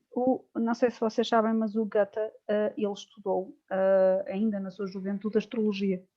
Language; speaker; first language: Portuguese; native; Portuguese